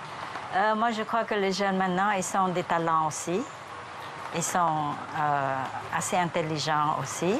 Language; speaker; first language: French; non-native, fluent; Khmer